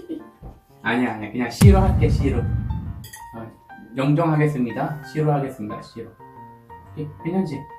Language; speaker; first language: Korean; non-native, fluent; Malay